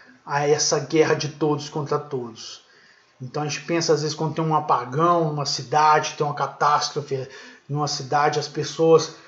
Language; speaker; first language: Portuguese; native; Portuguese